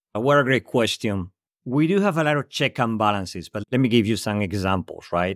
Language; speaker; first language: English; non-native, fluent; Spanish